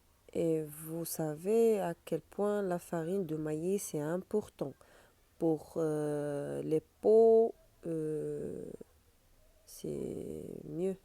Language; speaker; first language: French; non-native, learner; Arabic